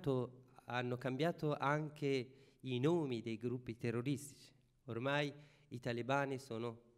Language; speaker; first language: Italian; non-native, fluent; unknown